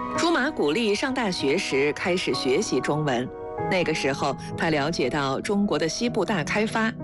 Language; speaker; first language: Chinese; native; Chinese